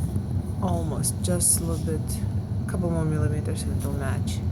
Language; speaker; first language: English; non-native, fluent; Russian